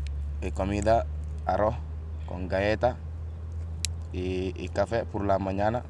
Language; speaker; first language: Spanish; non-native, learner; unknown